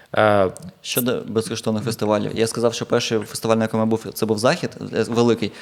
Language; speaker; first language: Ukrainian; native; Ukrainian